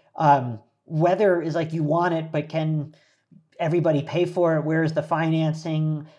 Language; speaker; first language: English; native; English